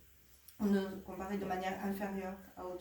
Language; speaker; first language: French; native; French